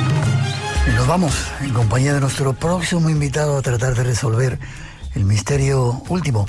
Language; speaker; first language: Spanish; native; Spanish